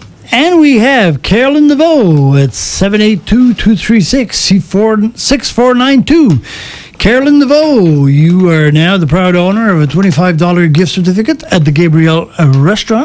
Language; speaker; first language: English; early bilingual, other home language; French